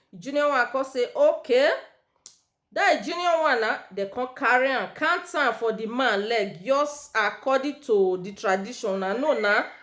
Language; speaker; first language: Nigerian Pidgin; native; Nigerian Pidgin